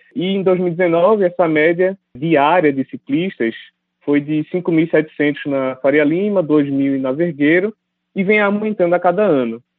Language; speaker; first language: Portuguese; native; Portuguese